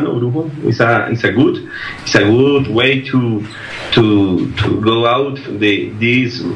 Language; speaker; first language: English; non-native, learner; Spanish